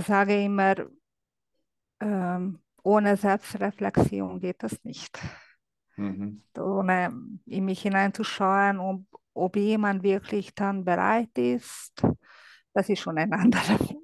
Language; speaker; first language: German; non-native, fluent; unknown